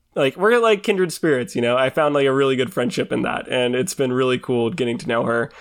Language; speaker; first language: English; native; English